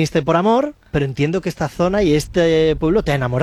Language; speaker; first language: Spanish; native; Spanish